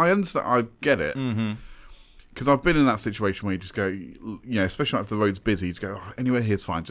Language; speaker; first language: English; native; English